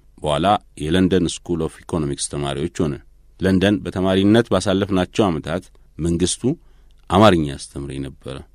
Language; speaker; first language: Amharic; native; Amharic